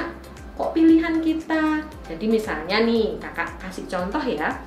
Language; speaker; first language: Indonesian; native; Indonesian